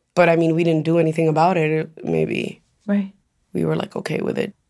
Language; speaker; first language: English; non-native, fluent; Spanish